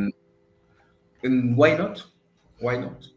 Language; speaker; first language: English; non-native, learner; Spanish